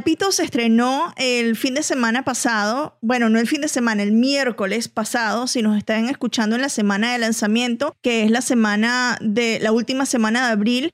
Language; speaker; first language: Spanish; native; Spanish